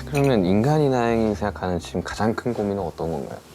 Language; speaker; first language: Korean; native; Korean